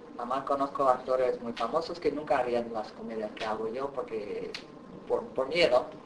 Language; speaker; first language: Spanish; native; Spanish